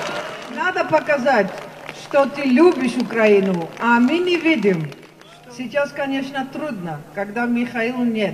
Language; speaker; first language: Russian; non-native, learner; Dutch